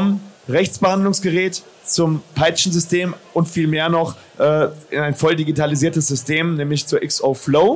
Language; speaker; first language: German; native; German